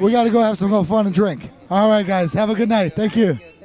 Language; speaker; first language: English; early bilingual, other home language; Russian